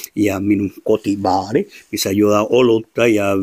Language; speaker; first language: Finnish; non-native, fluent; Spanish